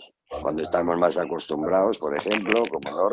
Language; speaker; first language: Spanish; native; Spanish